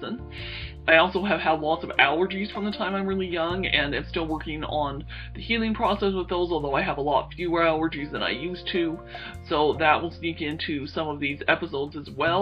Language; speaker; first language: English; native; English